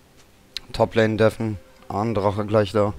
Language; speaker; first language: German; native; German